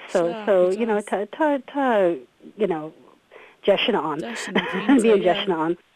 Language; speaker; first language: Irish; non-native, learner; English